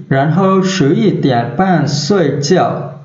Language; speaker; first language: Chinese; non-native, fluent; Vietnamese